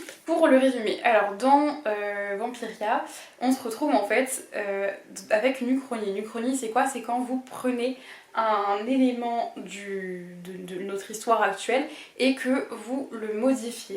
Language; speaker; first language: French; native; French